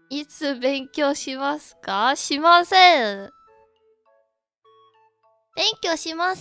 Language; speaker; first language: Japanese; non-native, learner; Korean